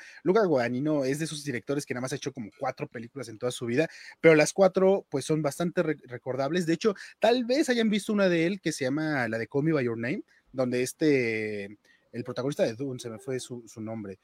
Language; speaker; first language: Spanish; native; Spanish